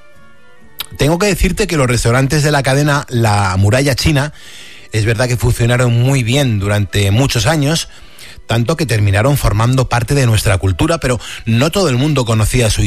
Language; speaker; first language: Spanish; native; Spanish